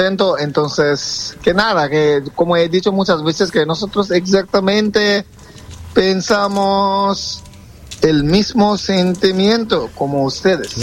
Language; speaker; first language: Spanish; non-native, fluent; Bangla